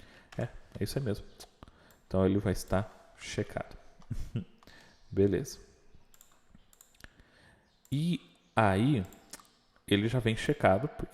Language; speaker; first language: Portuguese; native; Portuguese